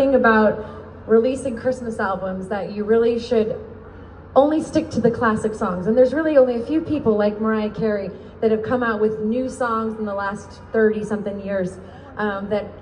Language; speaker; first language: English; native; English